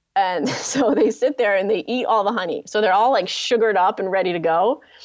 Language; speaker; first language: English; native; English